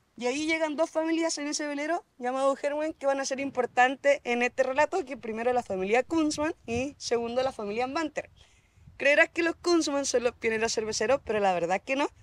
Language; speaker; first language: Spanish; native; Spanish